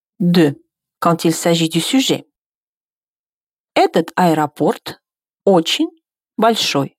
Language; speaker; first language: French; non-native, fluent; Russian